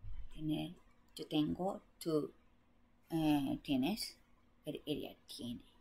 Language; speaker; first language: Spanish; non-native, learner; Japanese